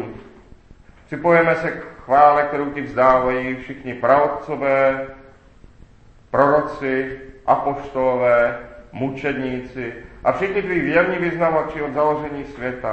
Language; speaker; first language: Czech; native; Czech